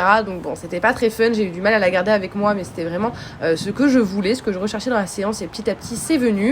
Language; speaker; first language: French; native; French